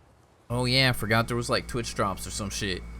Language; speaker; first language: English; native; English